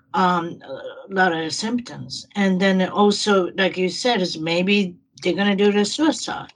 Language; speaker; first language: English; non-native, learner; Japanese